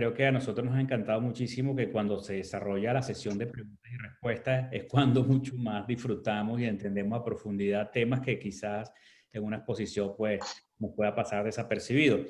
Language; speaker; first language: Spanish; native; Spanish